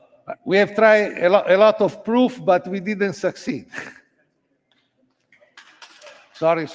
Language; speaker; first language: English; non-native, learner; Italian